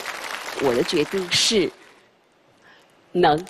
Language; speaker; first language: Chinese; native; Chinese